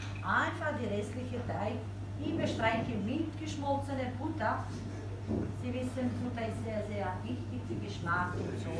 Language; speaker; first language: German; non-native, fluent; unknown